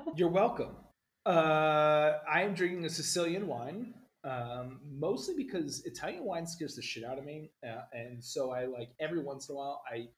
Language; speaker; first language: English; native; English